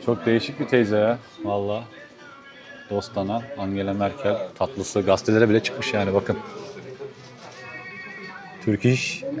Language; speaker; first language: Turkish; native; Turkish